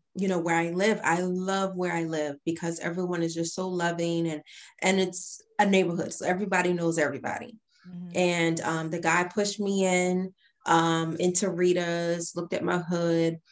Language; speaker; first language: English; native; English